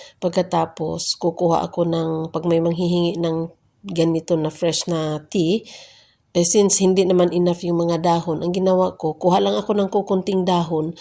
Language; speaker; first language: Filipino; native; Filipino